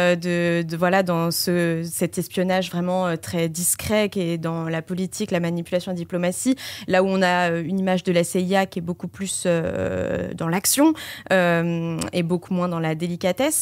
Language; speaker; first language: French; native; French